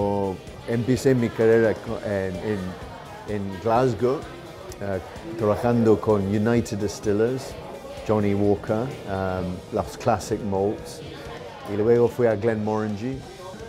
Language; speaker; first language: Spanish; non-native, learner; English